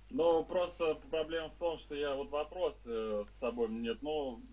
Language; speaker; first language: Russian; native; Russian